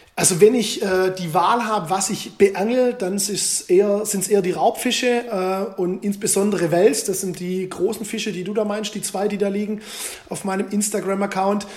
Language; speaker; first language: German; native; German